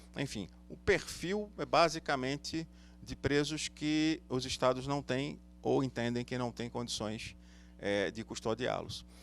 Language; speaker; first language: Portuguese; native; Portuguese